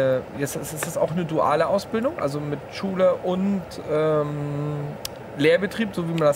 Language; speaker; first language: German; native; German